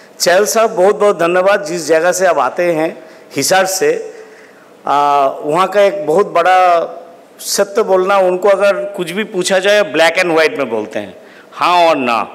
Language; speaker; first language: Hindi; non-native, local second language; Bangla